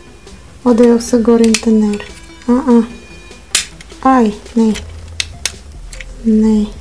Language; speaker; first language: Swedish; non-native, learner; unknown